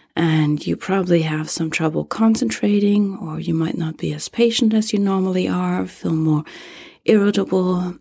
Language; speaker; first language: English; non-native, fluent; German